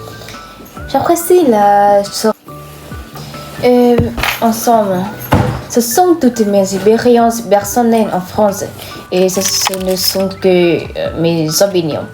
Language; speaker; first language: French; non-native, fluent; Vietnamese